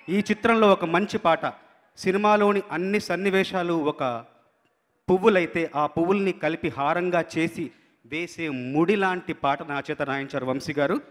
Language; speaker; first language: Telugu; native; Telugu